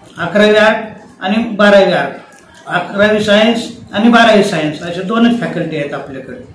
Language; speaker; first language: Marathi; native; Marathi